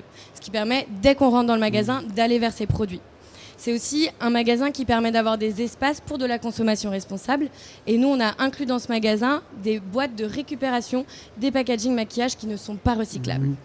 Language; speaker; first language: French; native; French